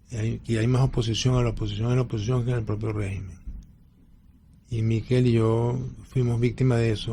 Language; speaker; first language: Spanish; native; Spanish